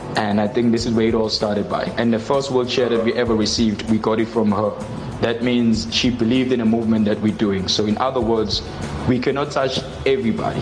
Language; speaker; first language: English; non-native, local second language; Zulu